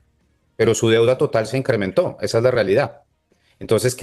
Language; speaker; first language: Spanish; native; Spanish